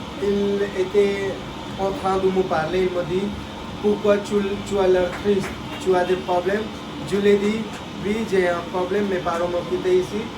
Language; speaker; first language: French; non-native, learner; Hindi